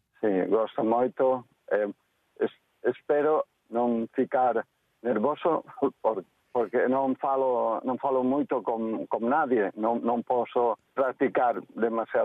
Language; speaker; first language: Portuguese; non-native, learner; Spanish